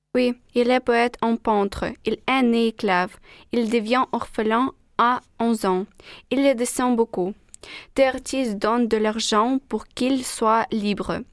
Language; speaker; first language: French; non-native, fluent; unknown